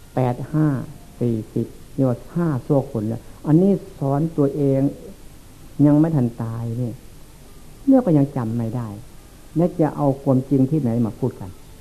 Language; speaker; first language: Thai; non-native, local second language; Lao